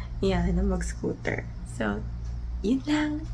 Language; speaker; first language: Filipino; native; Filipino